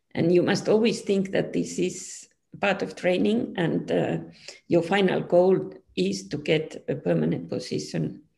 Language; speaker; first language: English; non-native, fluent; Finnish